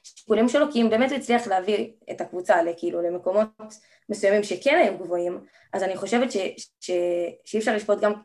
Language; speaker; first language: Hebrew; native; Hebrew